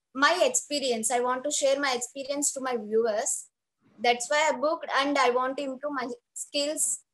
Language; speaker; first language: English; non-native, local second language; Telugu